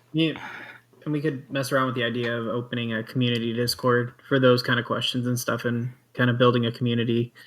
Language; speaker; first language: English; native; English